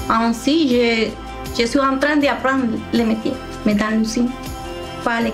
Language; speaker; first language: French; non-native, learner; Spanish